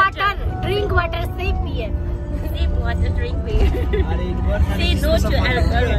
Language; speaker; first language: English; non-native, learner; Nepali